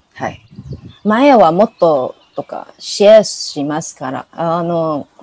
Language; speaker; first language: Japanese; non-native, learner; English